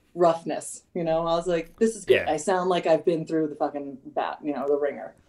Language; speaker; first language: English; native; English